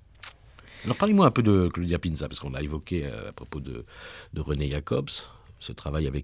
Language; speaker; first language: French; native; French